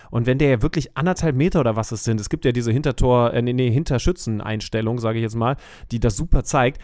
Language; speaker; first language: German; native; German